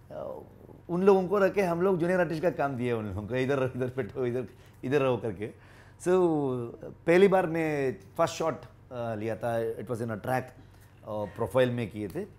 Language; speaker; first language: Hindi; non-native, local second language; Kannada